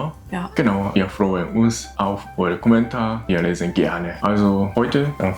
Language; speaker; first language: German; non-native, learner; Japanese